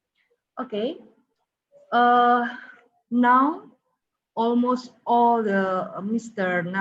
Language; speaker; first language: English; non-native, learner; Indonesian